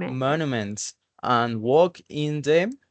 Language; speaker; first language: English; non-native, learner; Spanish